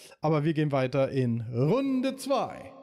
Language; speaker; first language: German; native; German